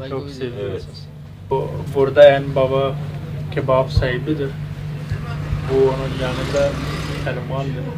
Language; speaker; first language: Turkish; non-native, learner; Urdu